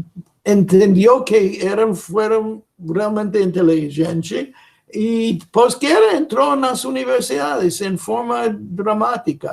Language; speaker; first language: Spanish; non-native, fluent; English